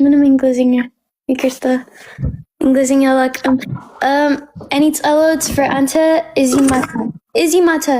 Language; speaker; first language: Amharic; non-native, learner; English